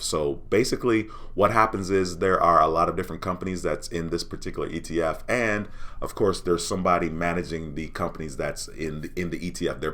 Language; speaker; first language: English; native; English